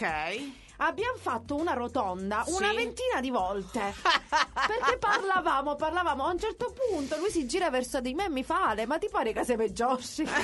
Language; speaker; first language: Italian; native; Italian